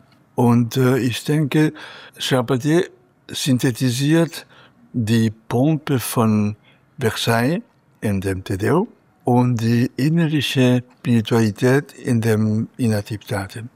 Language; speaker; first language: German; non-native, fluent; Catalan